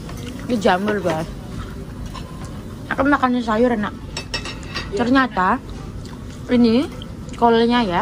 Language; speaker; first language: Indonesian; non-native, local second language; Javanese